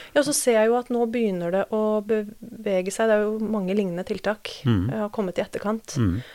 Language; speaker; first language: Norwegian; native; Norwegian